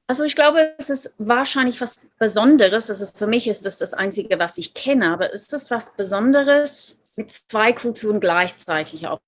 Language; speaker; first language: German; non-native, fluent; English